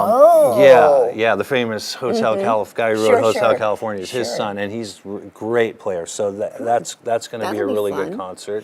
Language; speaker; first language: English; early bilingual, other home language; German